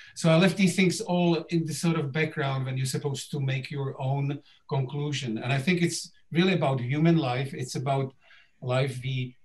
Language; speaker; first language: English; non-native, fluent; Czech